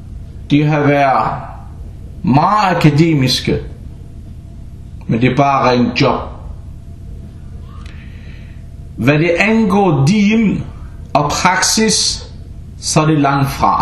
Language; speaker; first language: Danish; early bilingual, other home language; Arabic